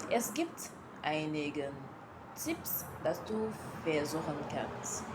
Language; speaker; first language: German; non-native, learner; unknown